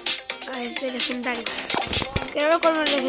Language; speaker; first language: Spanish; native; Spanish